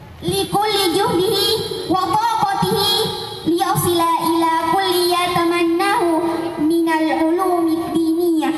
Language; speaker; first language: Arabic; non-native, learner; Indonesian